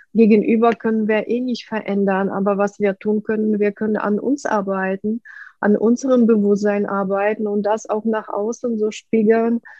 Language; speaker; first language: German; non-native, fluent; Russian